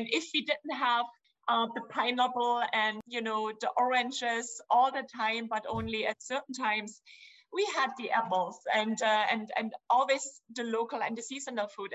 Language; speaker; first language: English; non-native, fluent; German